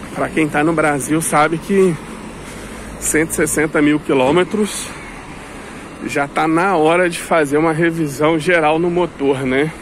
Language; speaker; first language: Portuguese; native; Portuguese